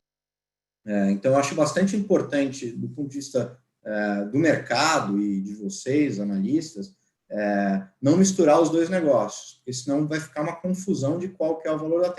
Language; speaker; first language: Portuguese; native; Portuguese